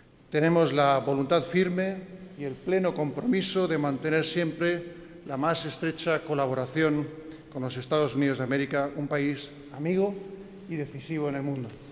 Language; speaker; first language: Spanish; native; Spanish